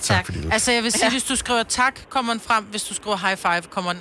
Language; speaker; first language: Danish; native; Danish